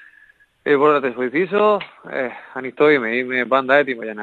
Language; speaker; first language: Greek; non-native, fluent; Spanish